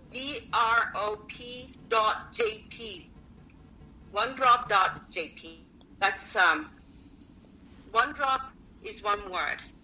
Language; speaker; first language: English; non-native, fluent; Japanese